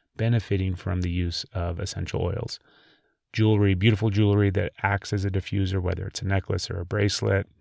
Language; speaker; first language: English; native; English